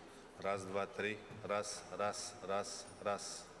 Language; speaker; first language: Russian; native; Russian